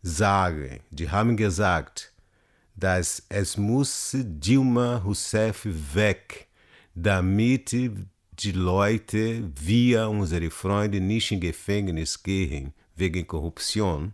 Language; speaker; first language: German; non-native, learner; Portuguese